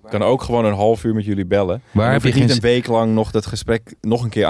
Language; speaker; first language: Dutch; native; Dutch